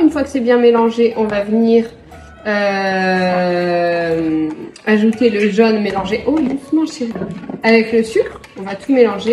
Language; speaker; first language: French; native; French